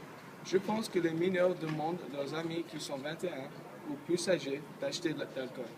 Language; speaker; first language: French; non-native, learner; English